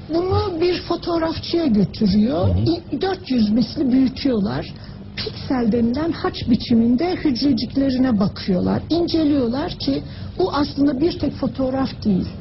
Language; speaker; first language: Turkish; native; Turkish